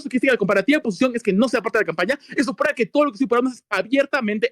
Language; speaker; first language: Spanish; native; Spanish